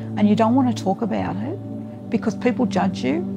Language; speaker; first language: English; native; English